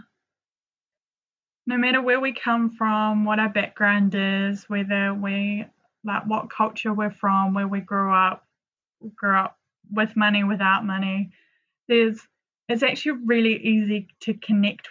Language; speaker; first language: English; native; English